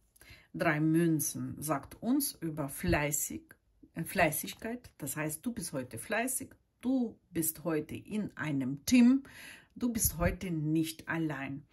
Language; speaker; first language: German; non-native, fluent; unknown